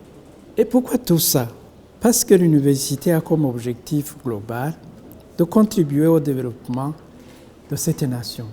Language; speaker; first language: French; non-native, local second language; Rundi